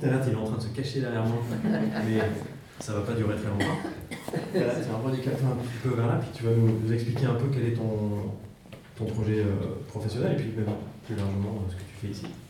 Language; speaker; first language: French; native; French